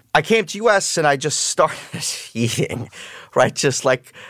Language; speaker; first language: English; early bilingual, other home language; Russian